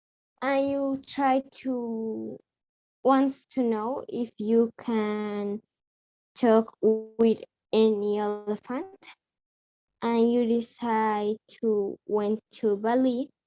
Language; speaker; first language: English; non-native, learner; Spanish